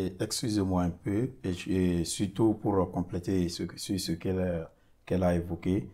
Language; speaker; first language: French; non-native, learner; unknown